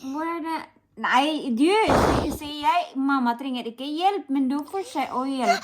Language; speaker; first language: Norwegian; non-native, learner; Filipino